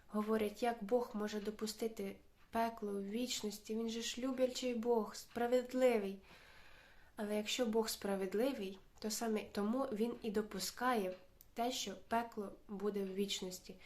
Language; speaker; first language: Ukrainian; native; Ukrainian